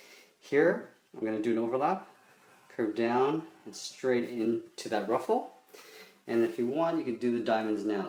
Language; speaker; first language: English; native; English